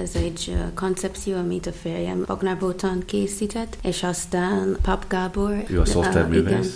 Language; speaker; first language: Hungarian; non-native, fluent; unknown